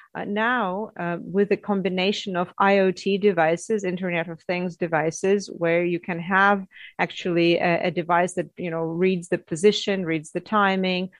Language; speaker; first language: English; non-native, fluent; Russian